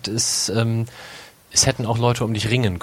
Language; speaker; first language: German; native; German